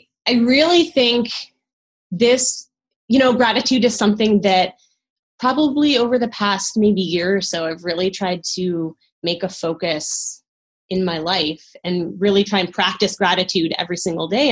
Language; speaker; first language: English; native; English